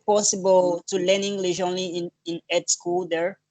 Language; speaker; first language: English; non-native, learner; Portuguese